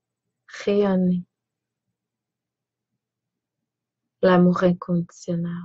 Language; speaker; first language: French; native; French